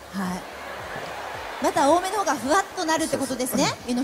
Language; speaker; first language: Japanese; native; Japanese